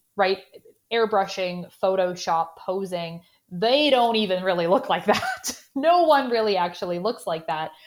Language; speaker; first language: English; native; English